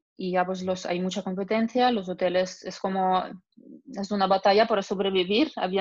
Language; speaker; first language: Spanish; non-native, fluent; Russian